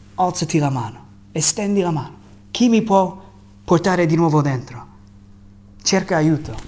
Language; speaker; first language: Italian; non-native, fluent; English